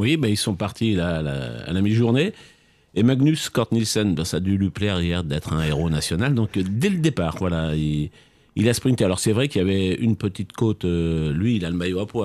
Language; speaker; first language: French; native; French